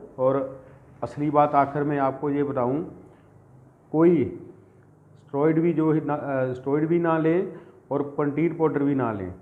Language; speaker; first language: Hindi; non-native, local second language; Punjabi